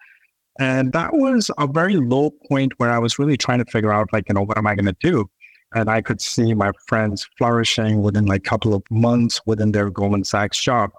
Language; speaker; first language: English; non-native, local second language; Urdu